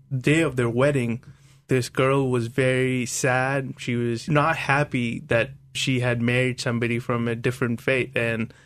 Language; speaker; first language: English; non-native, local second language; Hindi